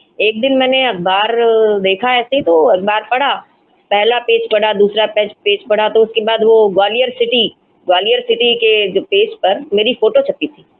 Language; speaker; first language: Hindi; non-native, local second language; Marathi